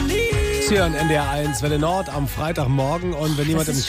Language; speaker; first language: German; native; German